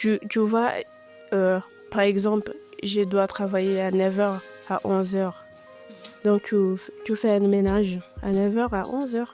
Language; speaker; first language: French; non-native, learner; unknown